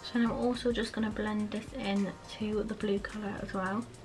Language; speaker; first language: English; native; English